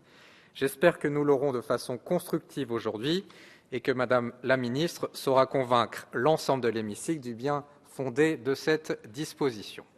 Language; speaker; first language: French; native; French